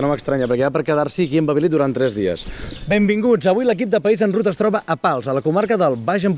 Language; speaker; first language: Catalan; native; Catalan